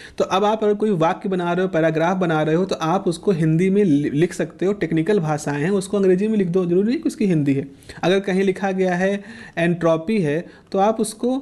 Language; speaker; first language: Hindi; native; Hindi